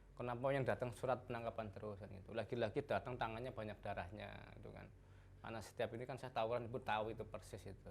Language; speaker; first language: Indonesian; non-native, local second language; Javanese